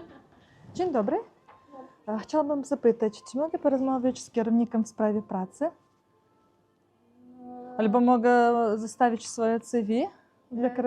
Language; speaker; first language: Polish; non-native, learner; Russian